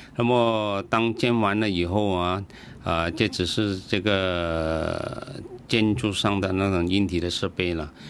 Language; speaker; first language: Chinese; native; Chinese